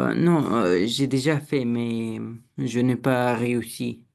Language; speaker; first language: French; non-native, learner; Romanian